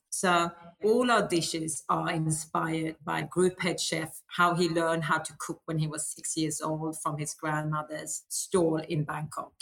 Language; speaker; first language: English; non-native, fluent; Swedish